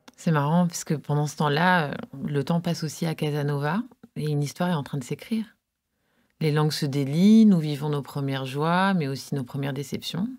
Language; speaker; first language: French; native; French